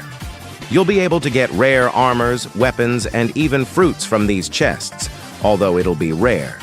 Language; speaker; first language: English; native; English